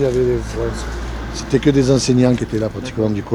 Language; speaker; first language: French; native; French